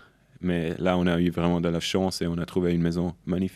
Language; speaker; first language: French; non-native, local second language; German